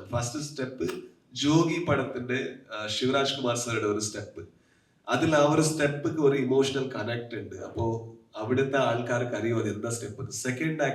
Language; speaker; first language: Malayalam; non-native, learner; Kannada